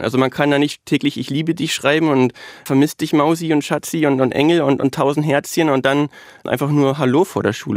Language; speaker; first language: German; native; German